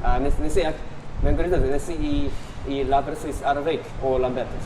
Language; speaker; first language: Welsh; non-native, learner; Japanese